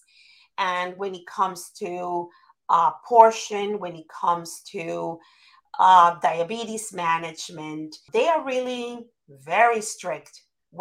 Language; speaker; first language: English; non-native, fluent; Spanish